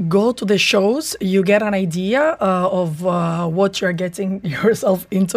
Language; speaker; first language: English; non-native, fluent; Italian